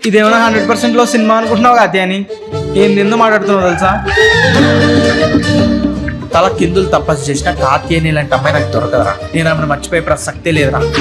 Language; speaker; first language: Telugu; native; Telugu